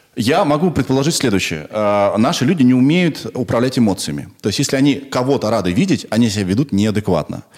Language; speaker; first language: Russian; native; Russian